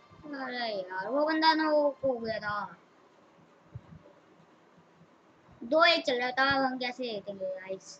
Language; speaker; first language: Hindi; native; Hindi